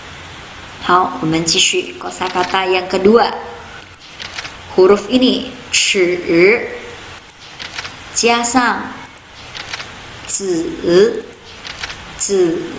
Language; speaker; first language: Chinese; non-native, fluent; Indonesian